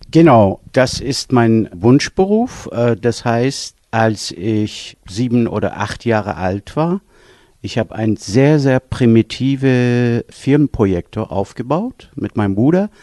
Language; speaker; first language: German; non-native, fluent; Persian